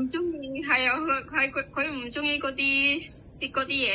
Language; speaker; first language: Cantonese; non-native, learner; Indonesian